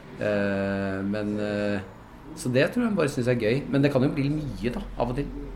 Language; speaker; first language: Norwegian; native; Norwegian